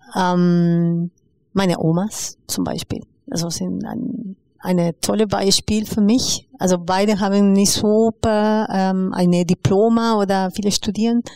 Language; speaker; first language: German; non-native, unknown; Spanish